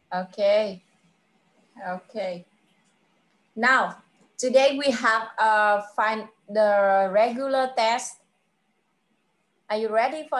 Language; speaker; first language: English; non-native, fluent; Vietnamese